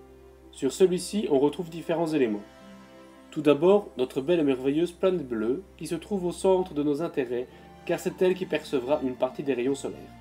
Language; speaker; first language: French; native; French